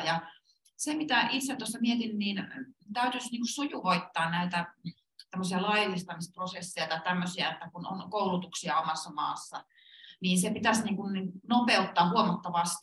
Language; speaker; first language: Finnish; native; Finnish